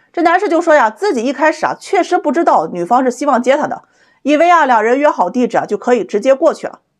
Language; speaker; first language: Chinese; native; Chinese